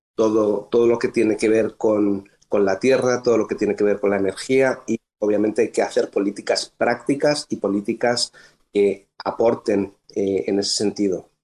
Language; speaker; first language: Spanish; native; Spanish